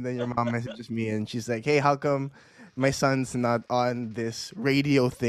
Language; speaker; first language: English; non-native, local second language; Filipino